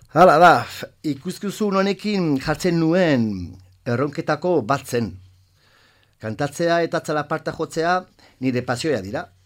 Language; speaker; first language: Basque; non-native, local second language; Spanish